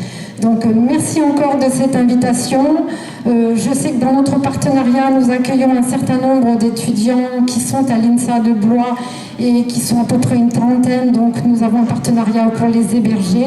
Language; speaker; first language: French; native; French